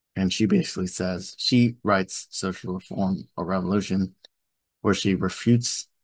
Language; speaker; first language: English; native; English